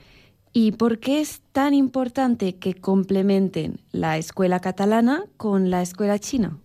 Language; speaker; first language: Spanish; non-native, local second language; Catalan